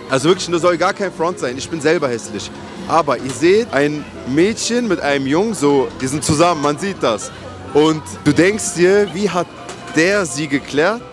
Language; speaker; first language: German; early bilingual, other home language; Turkish